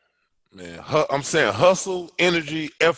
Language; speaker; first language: English; native; English